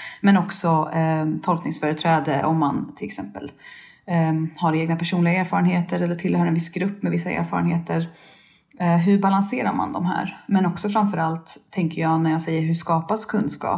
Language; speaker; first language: Swedish; native; Swedish